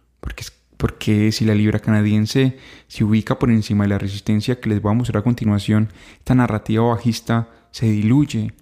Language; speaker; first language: Spanish; native; Spanish